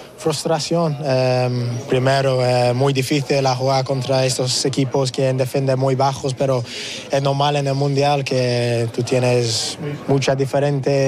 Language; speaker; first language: Spanish; non-native, learner; English